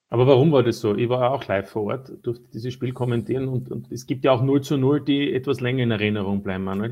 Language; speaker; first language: German; native; German